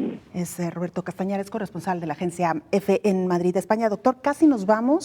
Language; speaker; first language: Spanish; native; Spanish